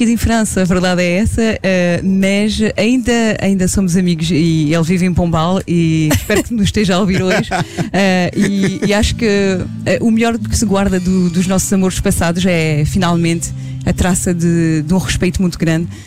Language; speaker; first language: Portuguese; non-native, fluent; French